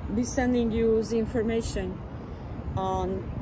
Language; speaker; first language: English; non-native, fluent; Romanian